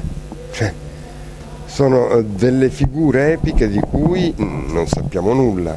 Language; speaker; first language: Italian; native; Italian